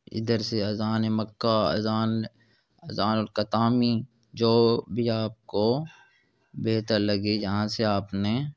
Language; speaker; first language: Urdu; non-native, local second language; Punjabi